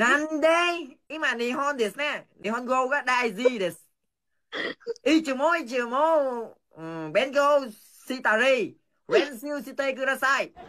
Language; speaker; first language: Japanese; non-native, learner; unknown